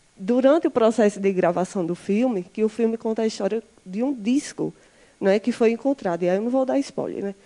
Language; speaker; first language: Portuguese; native; Portuguese